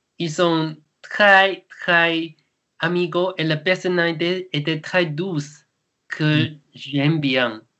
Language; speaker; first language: French; non-native, learner; Chinese